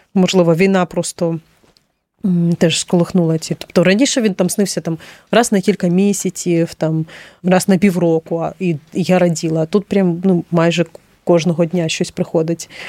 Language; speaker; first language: Ukrainian; non-native, local second language; Russian